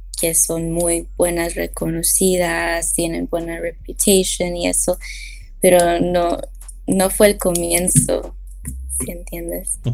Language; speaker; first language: Spanish; early bilingual, heritage; Spanish